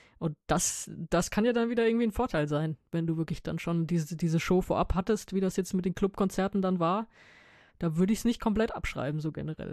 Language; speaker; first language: German; native; German